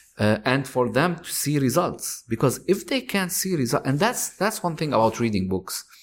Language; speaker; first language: English; non-native, fluent; Arabic